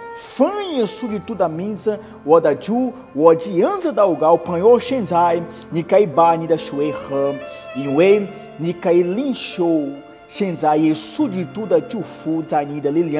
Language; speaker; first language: Chinese; non-native, fluent; Portuguese